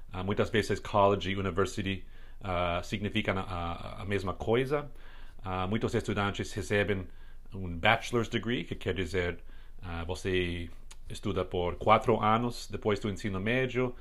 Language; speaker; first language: Portuguese; non-native, fluent; English